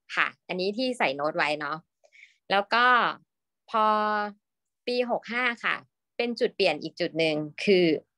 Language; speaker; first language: Thai; native; Thai